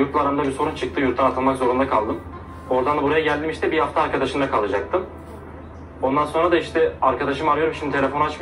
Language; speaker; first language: Turkish; native; Turkish